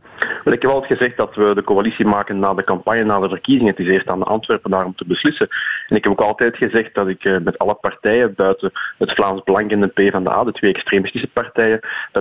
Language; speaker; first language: Dutch; native; Dutch